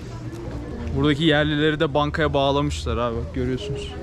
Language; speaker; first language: Turkish; native; Turkish